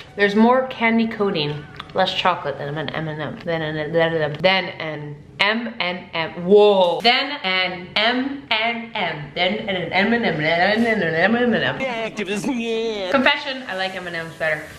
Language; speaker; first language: English; native; English